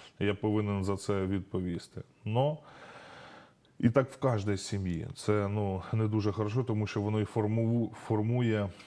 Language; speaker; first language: Ukrainian; non-native, local second language; Russian